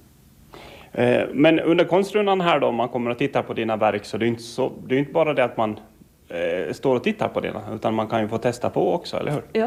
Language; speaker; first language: Swedish; native; Swedish